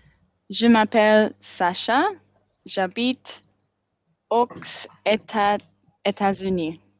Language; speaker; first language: French; non-native, learner; English